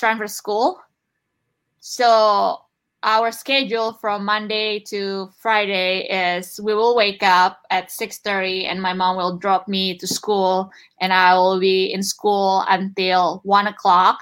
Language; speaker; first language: English; non-native, fluent; Indonesian